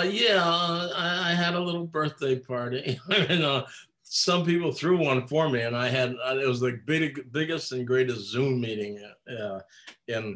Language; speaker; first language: English; native; English